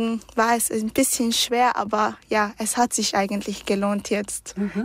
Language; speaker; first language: German; early bilingual, other home language; Arabic